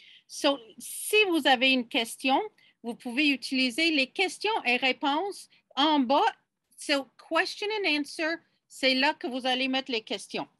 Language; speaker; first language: French; non-native, fluent; English